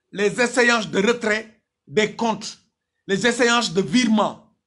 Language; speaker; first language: French; non-native, local second language; Wolof